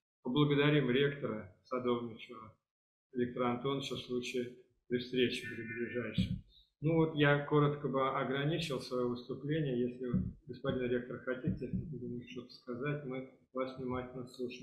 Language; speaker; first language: Russian; native; Russian